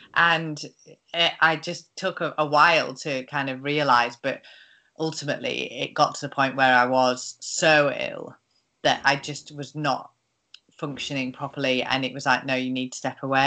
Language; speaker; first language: English; native; English